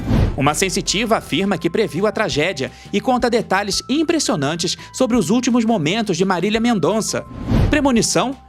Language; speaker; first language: Portuguese; native; Portuguese